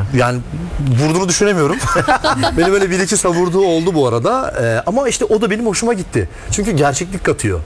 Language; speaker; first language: Turkish; native; Turkish